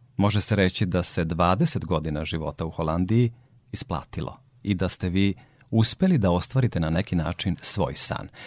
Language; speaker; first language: Serbian; native; Serbian